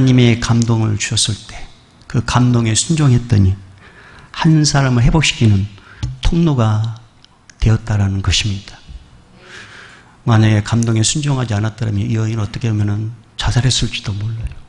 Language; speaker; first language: Korean; native; Korean